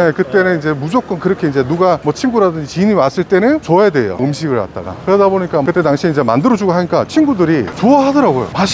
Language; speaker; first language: Korean; native; Korean